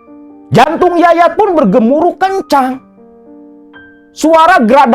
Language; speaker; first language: Indonesian; non-native, local second language; Sundanese